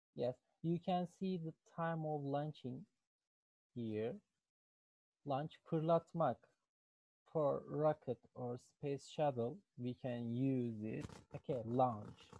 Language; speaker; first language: English; non-native, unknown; Turkish